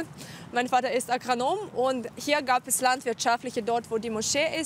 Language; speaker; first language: German; non-native, fluent; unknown